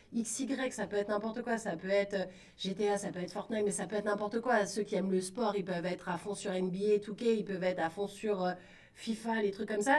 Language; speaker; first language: French; native; French